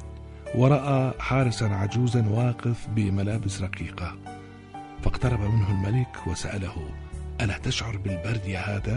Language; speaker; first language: Arabic; native; Arabic